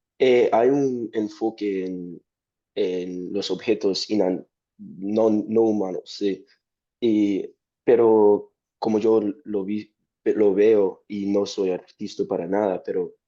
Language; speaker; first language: Spanish; non-native, fluent; English